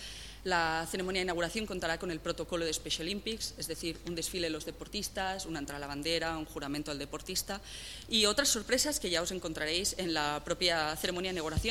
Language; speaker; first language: Spanish; native; Spanish